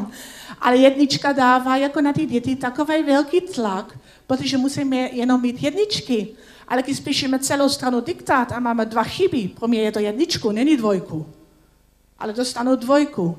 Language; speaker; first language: Czech; non-native, learner; Dutch